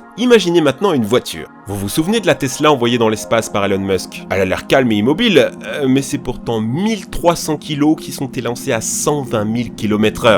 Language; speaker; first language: French; native; French